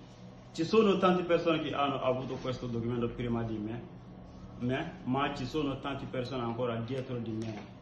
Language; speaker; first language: Italian; non-native, learner; Bambara